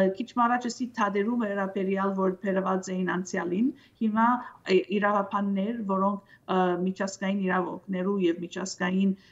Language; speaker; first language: Armenian; early bilingual, heritage; Armenian